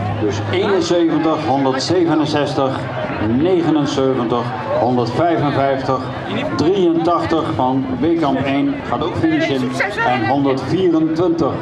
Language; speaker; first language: Dutch; native; Dutch